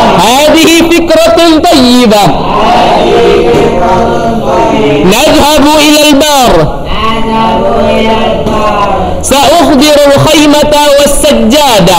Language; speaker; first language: Arabic; non-native, fluent; Indonesian